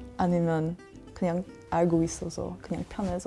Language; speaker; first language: Korean; non-native, learner; English